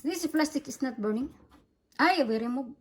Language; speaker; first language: English; non-native, learner; Filipino